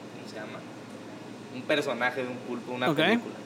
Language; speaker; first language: Spanish; native; Spanish